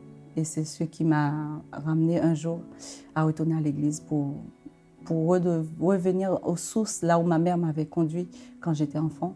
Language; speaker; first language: French; non-native, local second language; Haitian Creole